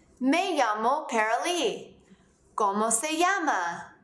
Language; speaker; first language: Spanish; non-native, fluent; English